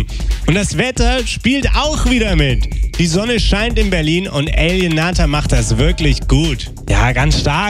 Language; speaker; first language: German; native; German